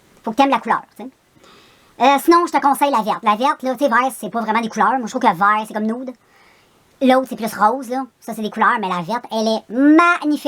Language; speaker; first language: French; native; French